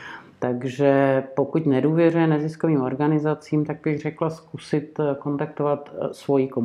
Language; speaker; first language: Czech; native; Czech